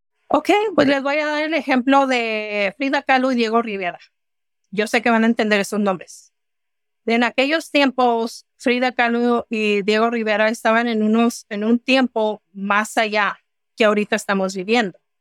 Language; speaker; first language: Spanish; early bilingual, heritage; Spanish